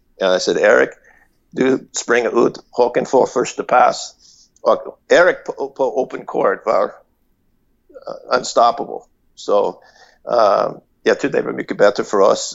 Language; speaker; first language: Swedish; non-native, fluent; English